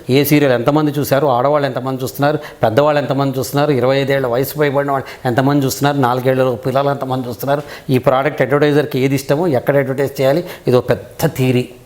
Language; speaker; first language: Telugu; native; Telugu